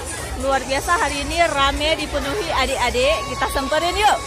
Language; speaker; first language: Indonesian; native; Indonesian